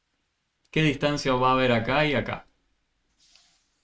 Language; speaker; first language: Spanish; native; Spanish